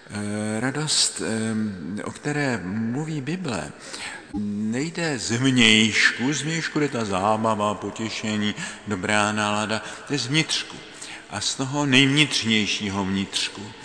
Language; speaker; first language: Czech; native; Czech